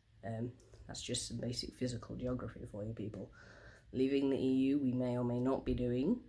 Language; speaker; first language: English; native; English